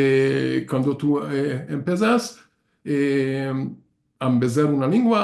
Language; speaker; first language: Spanish; non-native, learner; Hungarian